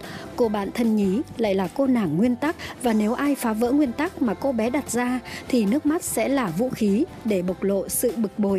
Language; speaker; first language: Vietnamese; native; Vietnamese